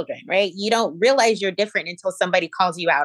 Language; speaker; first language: English; native; English